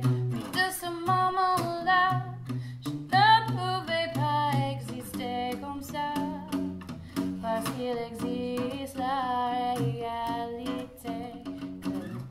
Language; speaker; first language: French; non-native, learner; English